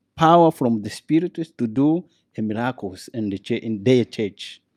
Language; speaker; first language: English; non-native, learner; Portuguese